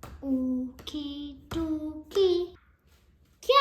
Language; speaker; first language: Korean; early bilingual, heritage; Korean